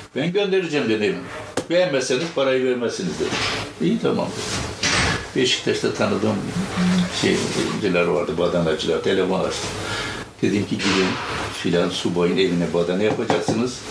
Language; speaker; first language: Turkish; native; Turkish